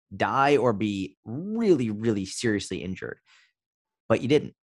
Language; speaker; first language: English; native; English